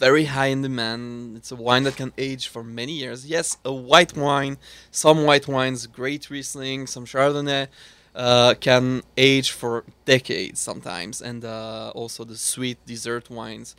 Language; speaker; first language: English; non-native, fluent; French